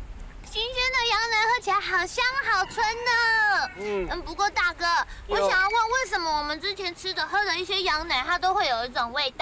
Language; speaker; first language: Chinese; native; Chinese